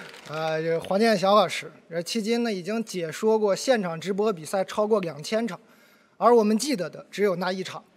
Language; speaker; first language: Chinese; native; Chinese